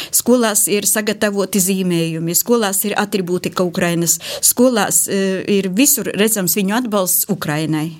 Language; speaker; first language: Latvian; non-native, fluent; Ukrainian